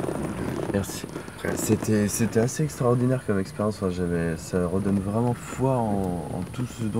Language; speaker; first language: French; native; French